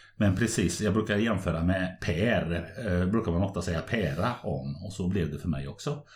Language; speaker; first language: Swedish; native; Swedish